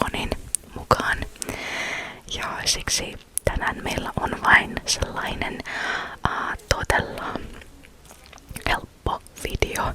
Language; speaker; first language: Finnish; non-native, fluent; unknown